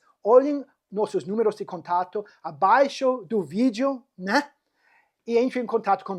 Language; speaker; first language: Portuguese; non-native, fluent; English